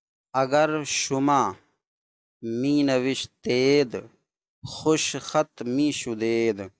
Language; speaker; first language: Persian; non-native, fluent; Urdu